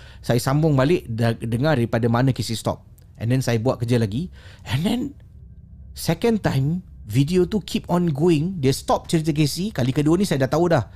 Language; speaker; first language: Malay; native; Malay